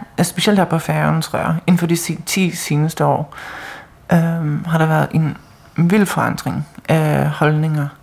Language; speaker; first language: Danish; non-native, local second language; Faroese